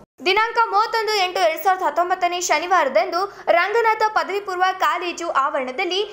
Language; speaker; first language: Kannada; native; Kannada